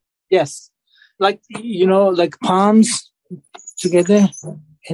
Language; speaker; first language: English; non-native, learner; Mongolian